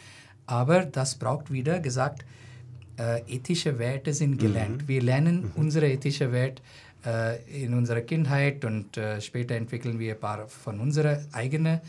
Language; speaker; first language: German; non-native, fluent; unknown